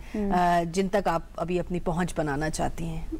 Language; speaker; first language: Hindi; native; Hindi